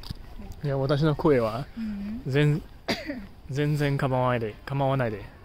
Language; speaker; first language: Japanese; non-native, learner; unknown